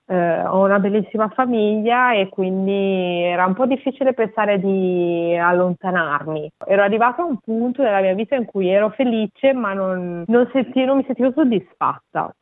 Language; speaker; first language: Italian; native; Italian